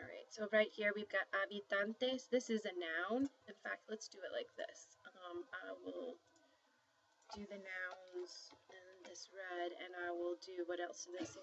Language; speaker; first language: English; native; English